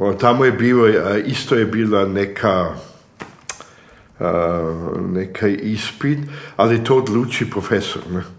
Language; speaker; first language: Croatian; early bilingual, heritage; Croatian